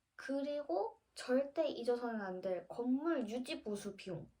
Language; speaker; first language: Korean; native; Korean